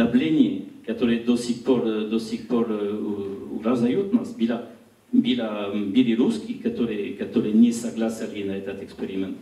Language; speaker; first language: Russian; non-native, learner; French